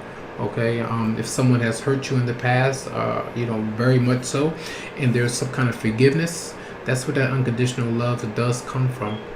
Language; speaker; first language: English; native; English